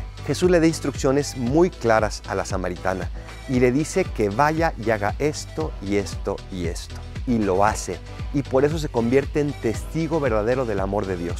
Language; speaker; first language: Spanish; native; Spanish